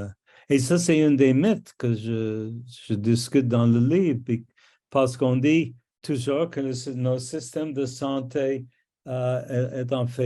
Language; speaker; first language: French; non-native, local second language; English